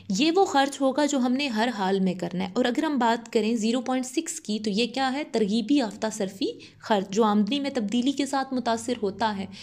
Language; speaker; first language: Urdu; non-native, local second language; Punjabi